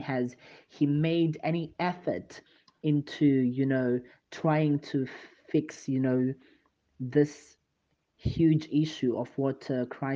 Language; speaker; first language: English; non-native, local second language; Xhosa